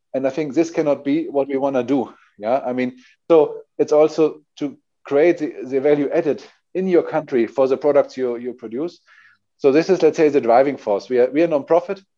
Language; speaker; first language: English; non-native, fluent; German